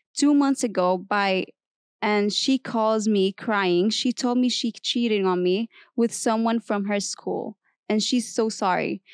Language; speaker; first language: English; non-native, fluent; Arabic